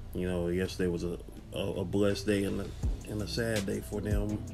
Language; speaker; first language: English; native; English